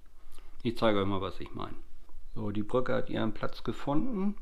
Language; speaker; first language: German; native; German